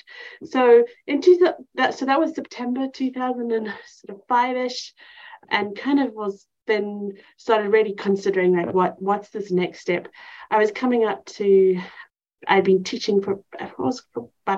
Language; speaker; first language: English; native; English